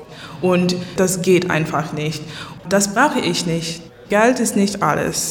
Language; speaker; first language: German; non-native, learner; English